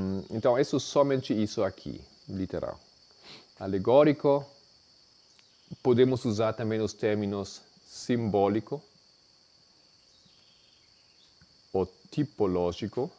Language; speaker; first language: Portuguese; non-native, fluent; Spanish